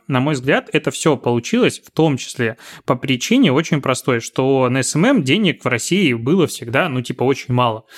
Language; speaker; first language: Russian; native; Russian